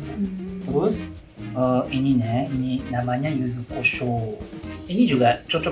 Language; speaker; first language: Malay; non-native, learner; Japanese